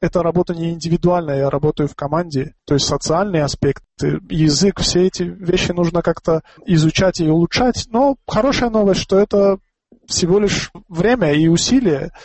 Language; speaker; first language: Russian; non-native, local second language; Tajik